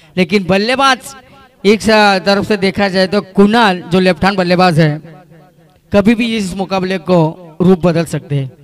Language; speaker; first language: Hindi; non-native, local second language; Marathi